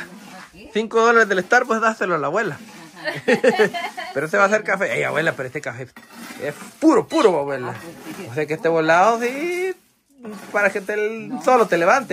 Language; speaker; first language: Spanish; native; Spanish